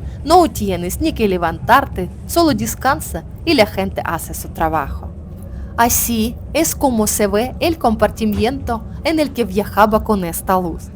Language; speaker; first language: Spanish; non-native, learner; Ukrainian